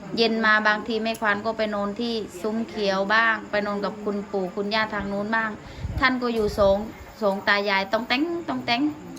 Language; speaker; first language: Thai; native; Thai